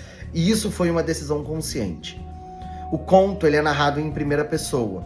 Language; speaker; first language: Portuguese; native; Portuguese